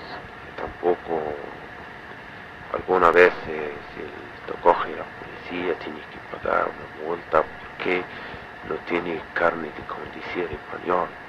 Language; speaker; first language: Spanish; non-native, fluent; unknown